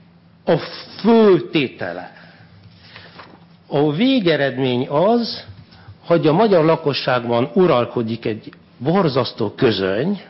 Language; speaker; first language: Hungarian; non-native, fluent; French